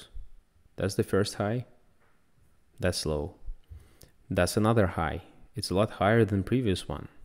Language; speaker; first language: English; non-native, fluent; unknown